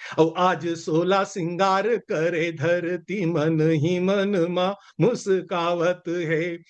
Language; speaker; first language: Hindi; native; Hindi